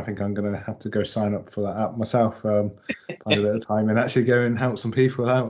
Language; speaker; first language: English; native; English